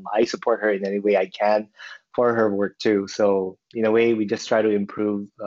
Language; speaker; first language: English; non-native, local second language; Filipino